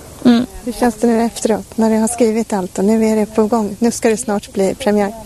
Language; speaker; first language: Swedish; native; Swedish